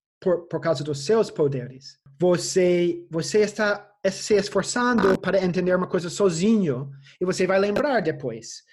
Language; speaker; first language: Portuguese; non-native, fluent; English